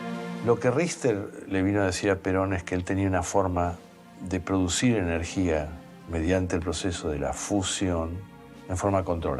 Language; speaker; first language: Spanish; native; Spanish